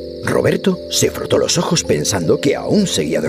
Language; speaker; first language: Spanish; native; Spanish